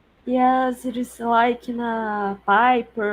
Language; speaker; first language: English; non-native, learner; Portuguese